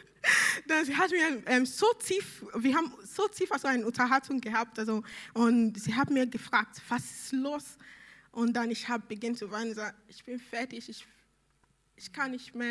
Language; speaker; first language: German; non-native, learner; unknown